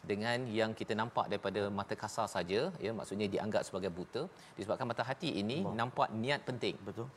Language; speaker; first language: Malay; native; Malay